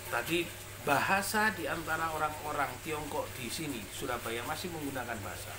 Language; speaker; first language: Indonesian; non-native, local second language; Javanese